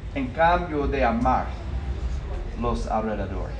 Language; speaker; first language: Spanish; non-native, fluent; English